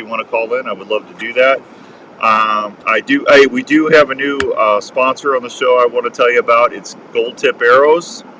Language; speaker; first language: English; native; English